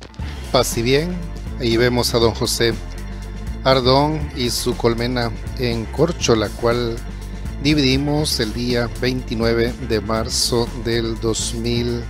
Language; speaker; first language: Spanish; native; Spanish